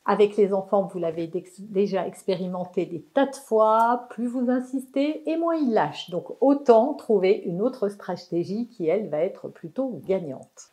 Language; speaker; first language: French; native; French